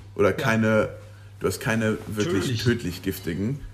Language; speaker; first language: German; non-native, local second language; Luxembourgish